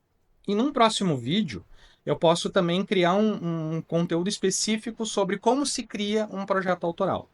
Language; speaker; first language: Portuguese; native; Portuguese